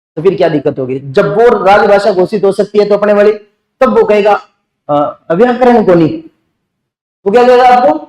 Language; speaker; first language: Hindi; native; Hindi